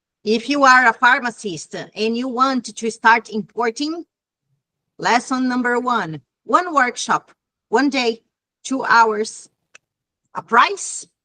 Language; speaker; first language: English; non-native, fluent; Portuguese